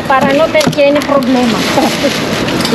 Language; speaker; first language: Spanish; non-native, learner; Filipino